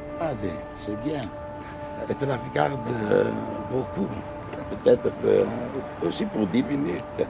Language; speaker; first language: French; non-native, local second language; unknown